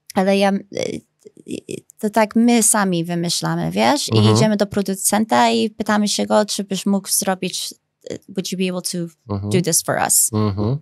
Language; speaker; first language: Polish; early bilingual, heritage; Polish